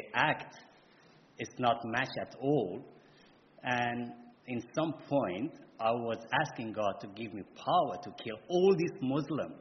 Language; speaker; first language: English; non-native, fluent; Persian